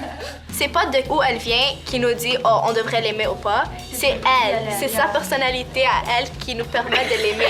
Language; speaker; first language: French; early bilingual, other home language; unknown